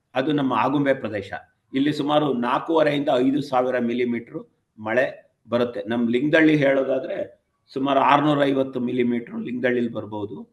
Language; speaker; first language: Kannada; non-native, local second language; Tamil